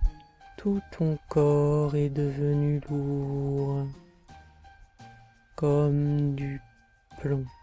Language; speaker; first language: French; native; French